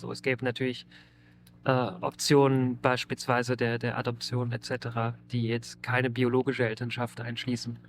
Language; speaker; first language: German; native; German